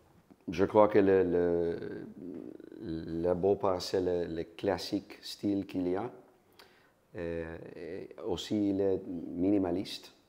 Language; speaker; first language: French; non-native, learner; Spanish